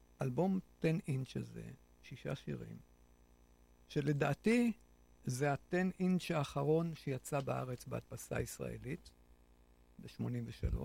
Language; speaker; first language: Hebrew; native; Hebrew